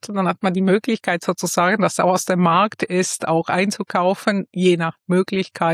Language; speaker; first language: German; non-native, fluent; Italian